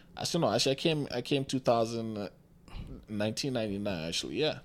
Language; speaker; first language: English; non-native, local second language; Akan